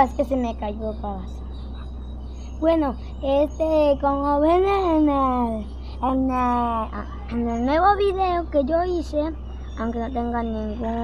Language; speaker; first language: Spanish; native; Spanish